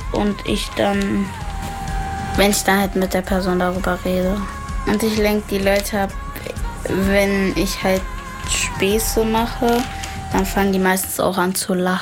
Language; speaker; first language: German; native; German